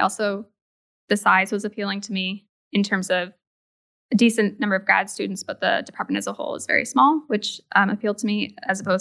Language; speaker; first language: English; native; English